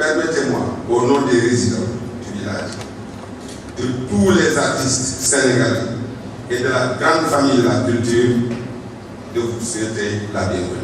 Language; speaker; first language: French; non-native, local second language; Wolof